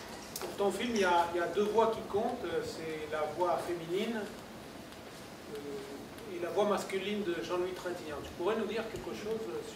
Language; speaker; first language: French; native; French